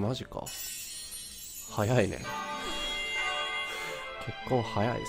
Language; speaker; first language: Japanese; native; Japanese